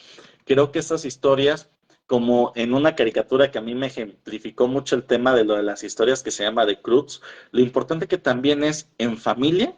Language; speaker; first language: Spanish; native; Spanish